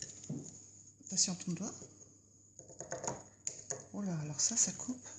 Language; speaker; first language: French; native; French